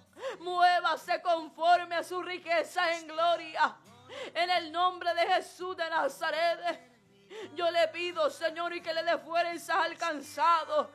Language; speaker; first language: Spanish; native; Spanish